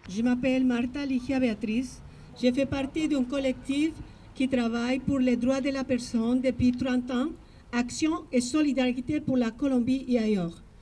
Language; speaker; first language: French; non-native, fluent; Spanish